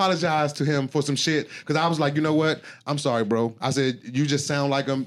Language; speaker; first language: English; native; English